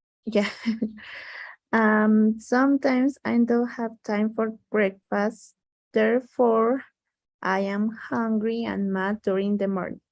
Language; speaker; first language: English; non-native, learner; Spanish